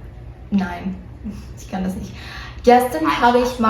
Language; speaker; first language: German; non-native, learner; Portuguese